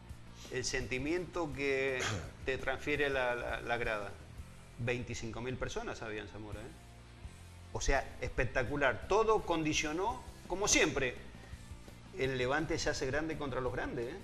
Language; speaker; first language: Spanish; native; Spanish